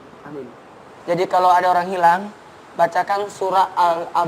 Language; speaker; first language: Indonesian; native; Indonesian